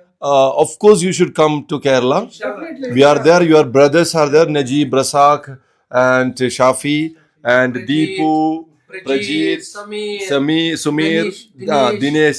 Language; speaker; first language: English; non-native, local second language; Malayalam